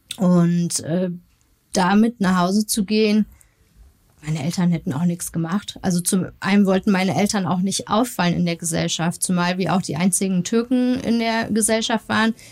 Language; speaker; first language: German; early bilingual, other home language; Turkish